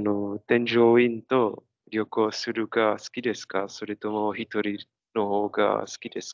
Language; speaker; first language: Japanese; non-native, learner; Czech